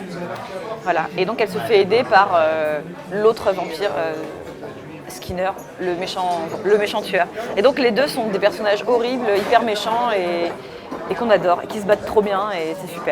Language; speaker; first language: French; native; French